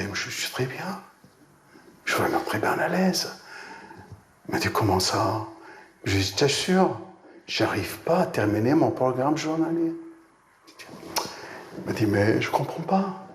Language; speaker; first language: French; non-native, local second language; Arabic